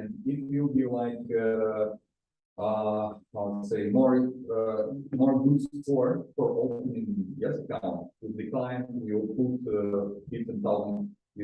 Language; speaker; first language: English; non-native, learner; Russian